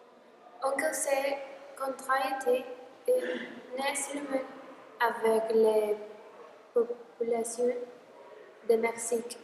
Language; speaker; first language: French; non-native, learner; Spanish